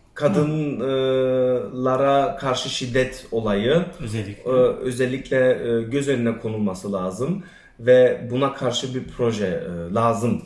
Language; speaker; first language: Turkish; early bilingual, other home language; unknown